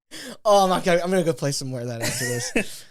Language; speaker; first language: English; native; English